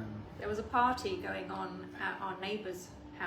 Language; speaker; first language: English; native; English